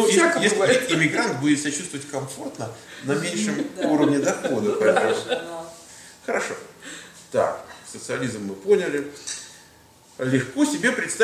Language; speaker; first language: Russian; native; Russian